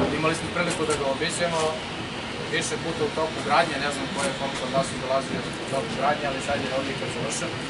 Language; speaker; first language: Serbian; native; Serbian